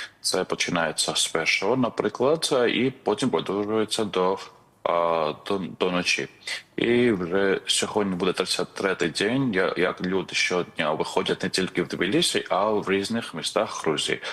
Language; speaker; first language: Ukrainian; non-native, fluent; Georgian